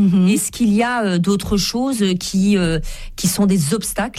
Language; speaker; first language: French; native; French